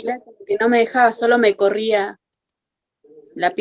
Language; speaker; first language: Spanish; native; Spanish